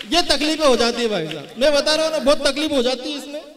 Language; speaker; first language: Hindi; native; Hindi